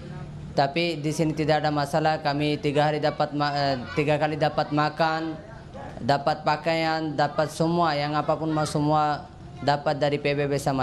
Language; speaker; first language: Indonesian; non-native, learner; Rohingya